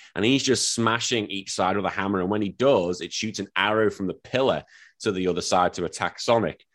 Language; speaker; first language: English; native; English